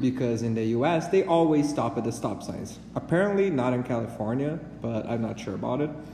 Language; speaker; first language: English; non-native, fluent; Portuguese